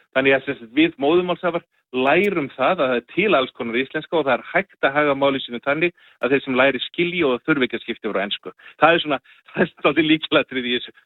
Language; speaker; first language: Icelandic; native; Icelandic